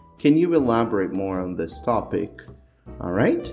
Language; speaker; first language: English; non-native, fluent; Portuguese